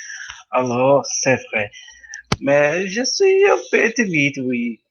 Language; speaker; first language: French; non-native, learner; Portuguese